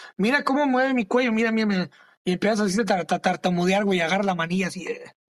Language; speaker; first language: Spanish; early bilingual, other home language; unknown